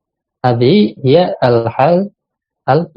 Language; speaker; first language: Arabic; non-native, fluent; Indonesian